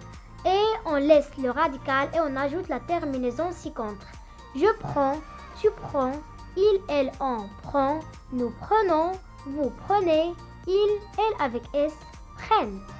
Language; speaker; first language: French; non-native, fluent; Arabic